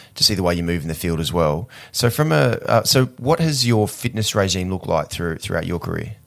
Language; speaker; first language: English; native; English